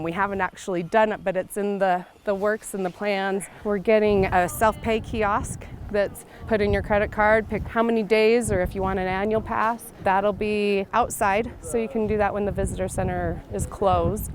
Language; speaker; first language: English; native; English